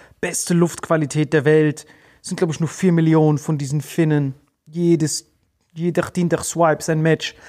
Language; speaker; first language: German; native; German